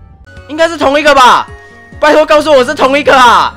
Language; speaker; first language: Chinese; native; Chinese